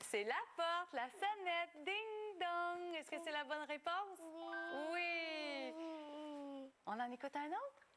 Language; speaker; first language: French; native; French